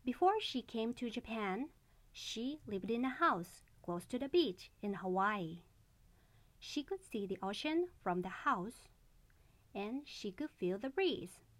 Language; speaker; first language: English; non-native, learner; Japanese